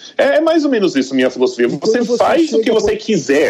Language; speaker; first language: Portuguese; non-native, fluent; English